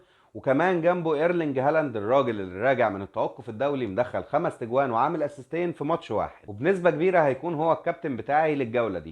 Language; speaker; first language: Arabic; native; Arabic